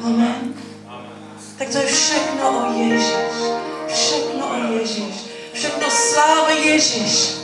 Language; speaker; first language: Czech; non-native, learner; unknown